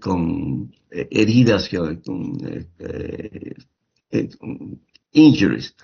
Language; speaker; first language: Spanish; native; Spanish